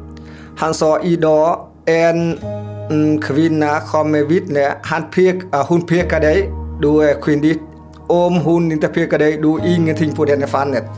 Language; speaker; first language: Swedish; non-native, learner; Vietnamese